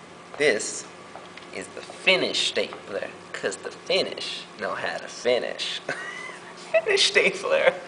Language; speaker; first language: English; native; English